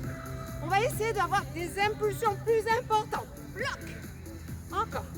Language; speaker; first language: French; native; French